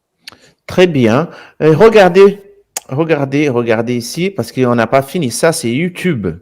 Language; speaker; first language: French; non-native, fluent; Portuguese